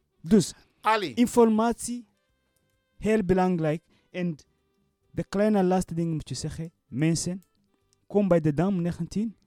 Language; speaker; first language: Dutch; non-native, learner; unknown